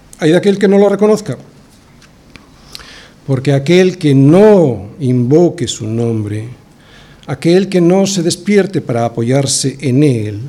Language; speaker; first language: Spanish; native; Spanish